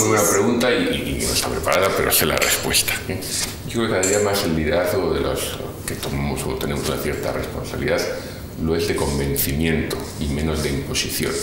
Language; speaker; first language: Spanish; native; Spanish